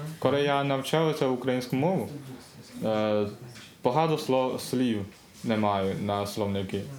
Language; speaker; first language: Ukrainian; non-native, learner; Chinese